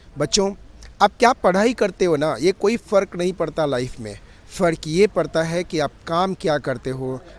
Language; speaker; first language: Hindi; native; Hindi